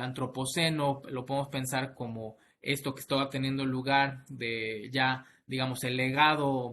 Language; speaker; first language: Spanish; native; Spanish